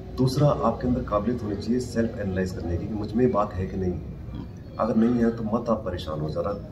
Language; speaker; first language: Hindi; native; Hindi